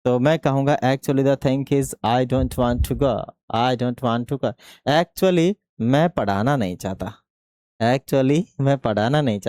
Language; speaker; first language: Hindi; native; Hindi